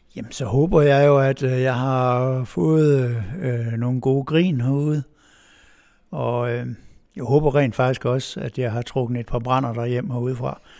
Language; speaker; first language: Danish; native; Danish